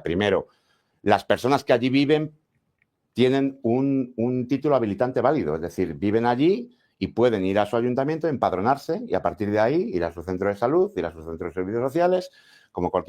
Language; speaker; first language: Spanish; native; Spanish